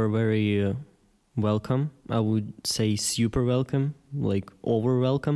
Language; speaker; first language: English; non-native, fluent; Ukrainian